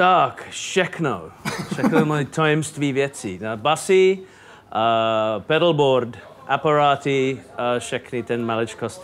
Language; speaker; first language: Czech; non-native, fluent; English